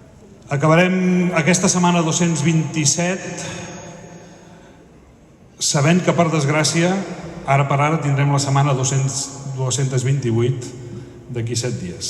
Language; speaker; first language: Catalan; native; Catalan